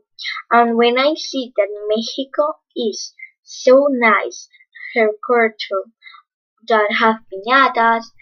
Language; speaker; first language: English; non-native, learner; Spanish